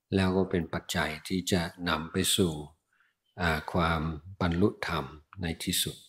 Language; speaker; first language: Thai; non-native, fluent; English